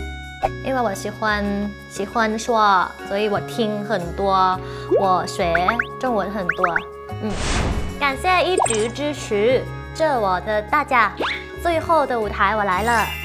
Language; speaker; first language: Chinese; non-native, learner; Thai